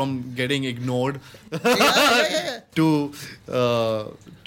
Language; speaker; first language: English; non-native, local second language; Hindi